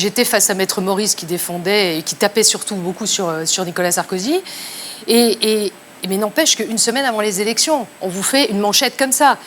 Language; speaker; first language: French; native; French